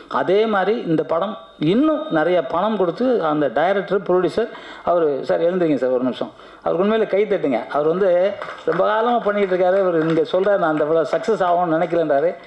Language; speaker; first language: Tamil; native; Tamil